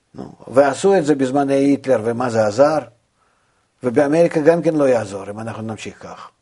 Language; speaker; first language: Hebrew; non-native, fluent; Russian